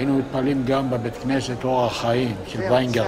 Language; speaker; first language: Hebrew; non-native, local second language; Yiddish